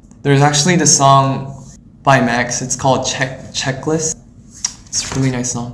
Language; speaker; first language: English; early bilingual, other home language; Korean